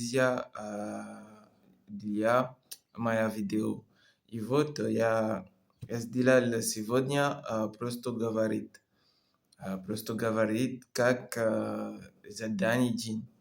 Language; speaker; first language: Russian; non-native, learner; French